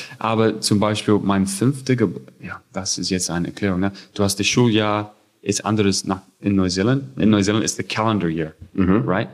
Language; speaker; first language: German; non-native, fluent; English